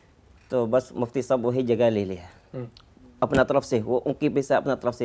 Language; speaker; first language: Hindi; non-native, fluent; Khmer